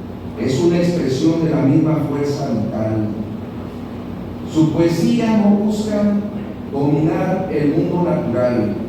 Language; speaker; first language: Spanish; native; Spanish